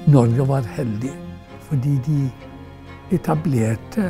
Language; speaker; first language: Norwegian; non-native, fluent; Arabic